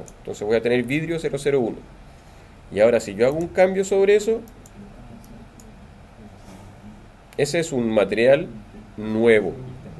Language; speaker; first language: Spanish; native; Spanish